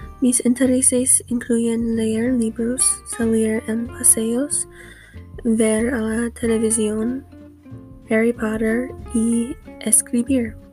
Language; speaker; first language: Spanish; non-native, learner; English